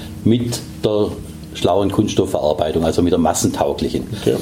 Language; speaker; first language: German; native; German